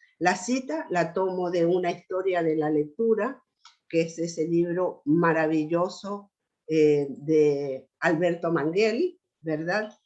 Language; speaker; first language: Spanish; native; Spanish